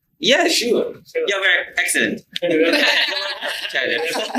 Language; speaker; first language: English; non-native, learner; Chinese